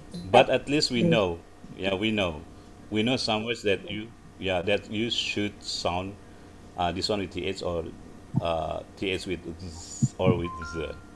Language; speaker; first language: English; non-native, fluent; Indonesian